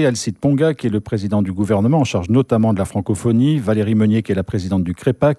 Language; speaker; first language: French; native; French